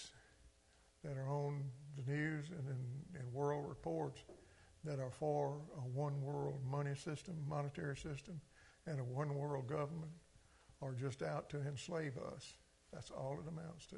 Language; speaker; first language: English; native; English